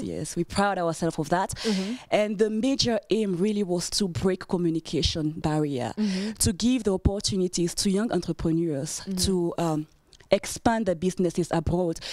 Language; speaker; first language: English; non-native, fluent; French